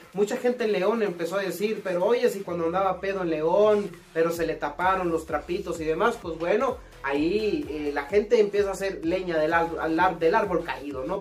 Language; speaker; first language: Spanish; native; Spanish